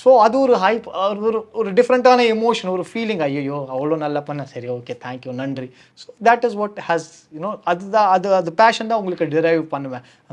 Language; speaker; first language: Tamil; non-native, learner; Kashmiri